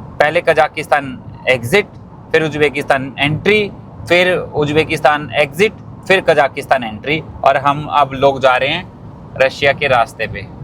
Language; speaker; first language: Hindi; native; Hindi